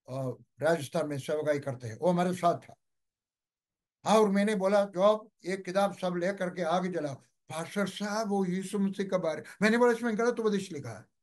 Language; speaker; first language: Hindi; non-native, local second language; Malayalam